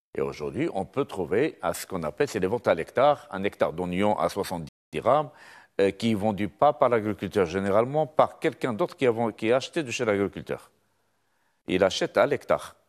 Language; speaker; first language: French; non-native, local second language; Arabic